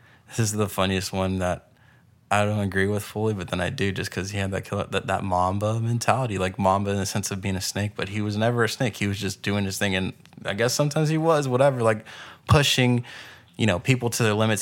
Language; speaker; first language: English; early bilingual, other home language; Spanish